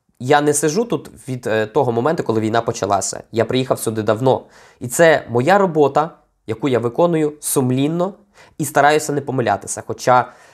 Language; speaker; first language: Ukrainian; native; Ukrainian